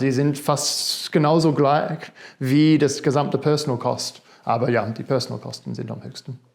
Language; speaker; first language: German; non-native, fluent; English